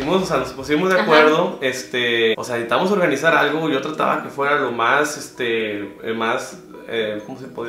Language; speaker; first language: Spanish; native; Spanish